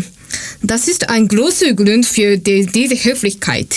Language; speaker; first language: German; non-native, fluent; Japanese